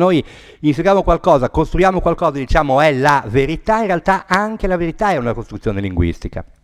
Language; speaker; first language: Italian; native; Italian